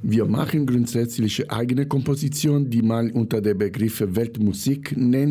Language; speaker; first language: German; non-native, fluent; Italian